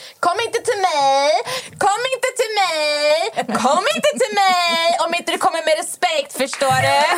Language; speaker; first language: Swedish; early bilingual, other home language; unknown